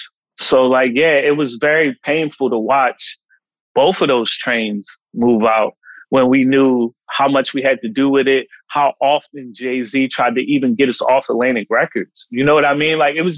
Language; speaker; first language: English; native; English